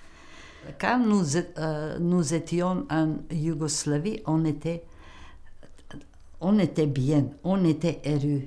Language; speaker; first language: French; non-native, local second language; Macedonian